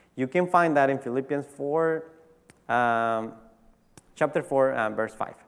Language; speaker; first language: English; early bilingual, other home language; Spanish